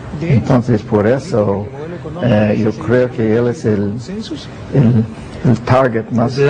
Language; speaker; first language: Spanish; non-native, fluent; English